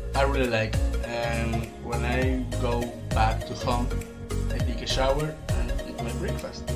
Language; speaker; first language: English; non-native, learner; Spanish